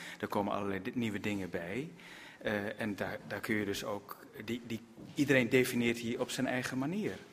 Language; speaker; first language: Dutch; native; Dutch